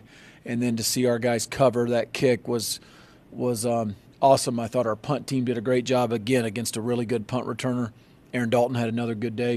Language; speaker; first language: English; native; English